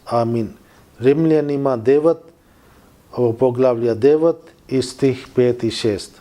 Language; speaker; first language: Bosnian; non-native, learner; Urdu